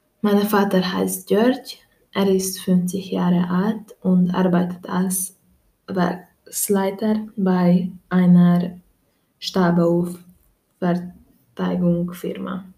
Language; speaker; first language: German; non-native, learner; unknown